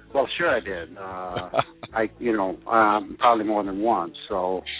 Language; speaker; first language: English; early bilingual, other home language; French